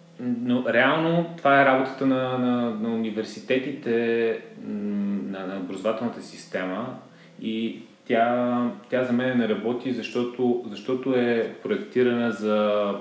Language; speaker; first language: Bulgarian; native; Bulgarian